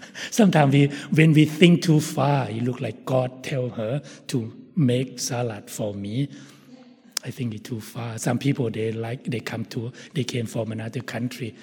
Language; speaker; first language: English; non-native, fluent; Thai